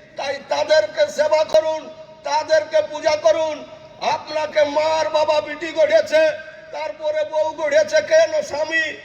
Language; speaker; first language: Bangla; native; Bangla